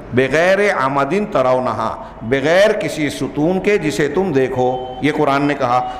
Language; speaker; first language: Urdu; native; Urdu